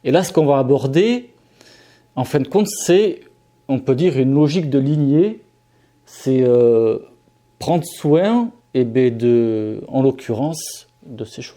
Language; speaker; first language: French; native; French